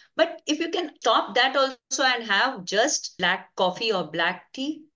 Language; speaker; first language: English; non-native, local second language; Konkani